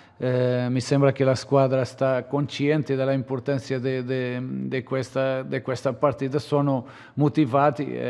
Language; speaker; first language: Italian; non-native, fluent; Portuguese